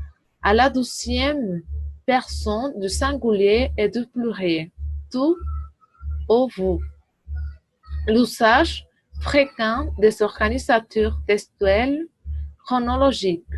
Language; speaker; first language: French; non-native, learner; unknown